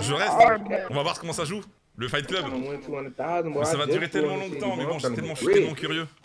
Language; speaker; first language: French; native; French